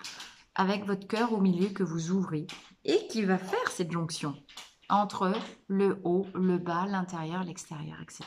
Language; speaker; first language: French; native; French